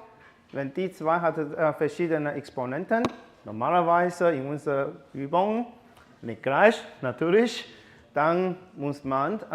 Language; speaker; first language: German; non-native, learner; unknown